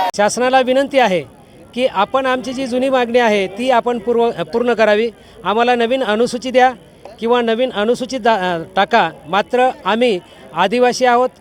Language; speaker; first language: Marathi; non-native, local second language; Lambadi